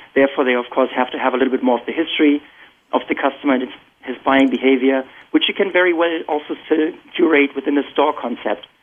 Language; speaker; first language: English; non-native, fluent; German